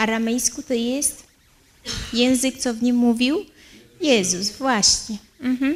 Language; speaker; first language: Polish; early bilingual, heritage; Arabic